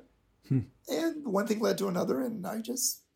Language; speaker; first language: English; non-native, local second language; Filipino